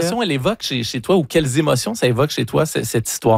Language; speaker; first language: French; native; French